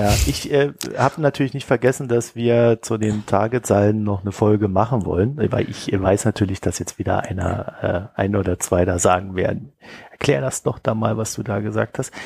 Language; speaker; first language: German; native; German